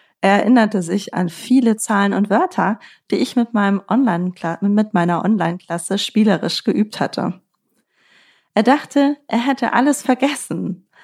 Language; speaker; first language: German; native; German